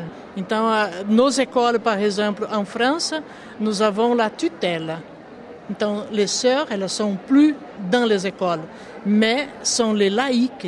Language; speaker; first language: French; non-native, local second language; Portuguese